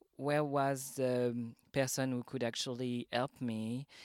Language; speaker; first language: English; non-native, fluent; French